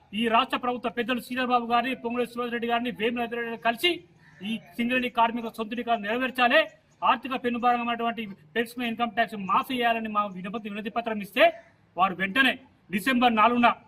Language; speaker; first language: Telugu; native; Telugu